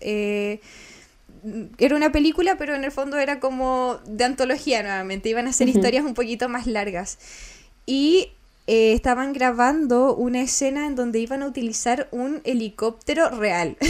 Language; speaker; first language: Spanish; native; Spanish